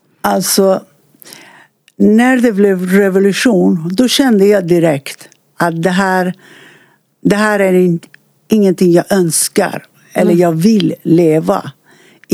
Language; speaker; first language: Swedish; non-native, fluent; Persian